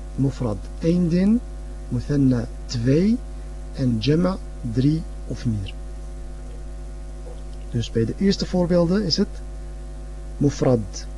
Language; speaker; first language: Dutch; early bilingual, other home language; Arabic